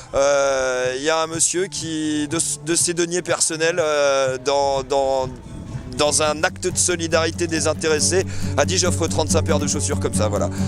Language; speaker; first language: French; native; French